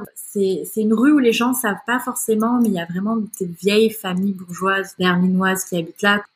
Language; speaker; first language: French; native; French